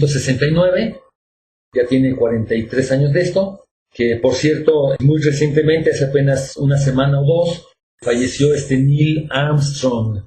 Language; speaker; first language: Spanish; native; Spanish